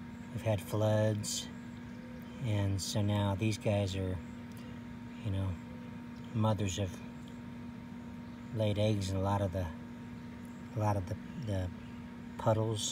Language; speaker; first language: English; native; English